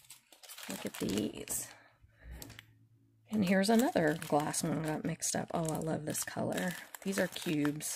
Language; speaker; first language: English; native; English